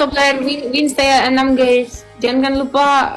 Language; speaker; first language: Indonesian; non-native, learner; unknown